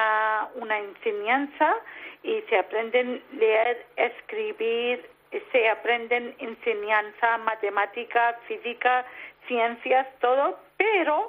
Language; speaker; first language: Spanish; non-native, learner; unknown